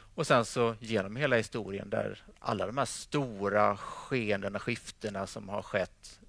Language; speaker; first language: Swedish; native; Swedish